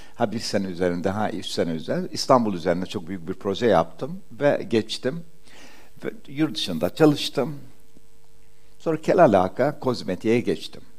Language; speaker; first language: Turkish; early bilingual, heritage; Turkish